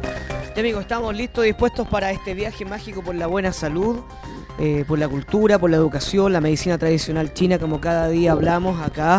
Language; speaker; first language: Spanish; native; Spanish